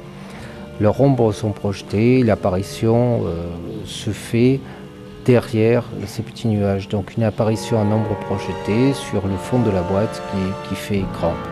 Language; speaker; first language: French; native; French